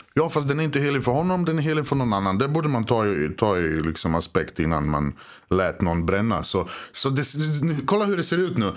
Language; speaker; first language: Swedish; early bilingual, other home language; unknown